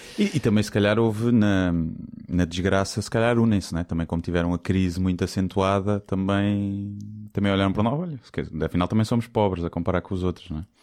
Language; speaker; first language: Portuguese; native; Portuguese